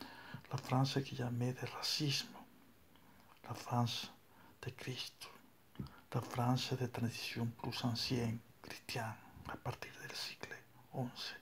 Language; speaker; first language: French; non-native, learner; Spanish